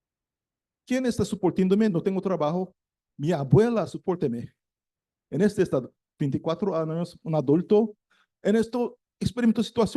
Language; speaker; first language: Spanish; non-native, learner; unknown